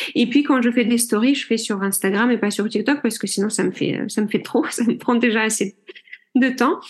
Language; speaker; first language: French; non-native, fluent; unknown